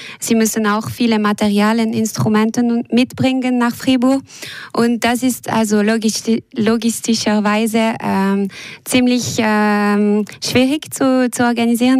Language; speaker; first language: German; non-native, local second language; French